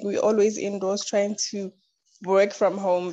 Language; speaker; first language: English; non-native, local second language; Tswana